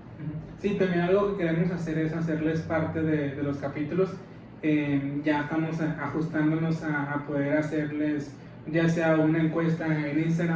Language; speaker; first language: Spanish; native; Spanish